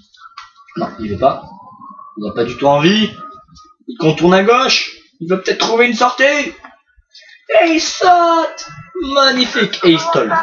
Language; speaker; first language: French; native; French